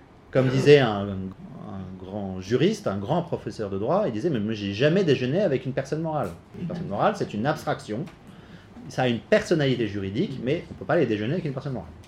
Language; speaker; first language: French; native; French